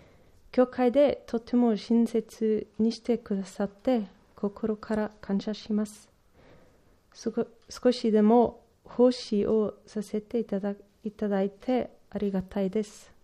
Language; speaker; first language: Japanese; non-native, learner; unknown